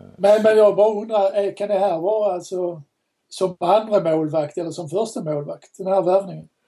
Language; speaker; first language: Swedish; native; Swedish